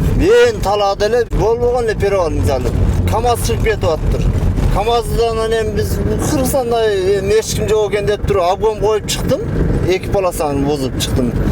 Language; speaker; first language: Kyrgyz; native; Kyrgyz